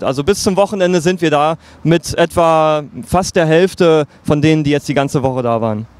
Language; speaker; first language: German; native; German